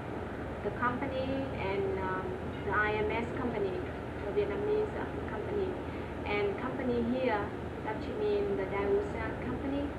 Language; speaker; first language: English; non-native, learner; Vietnamese